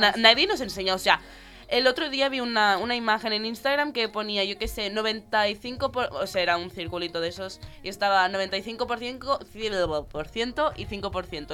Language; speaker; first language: Spanish; non-native, local second language; Catalan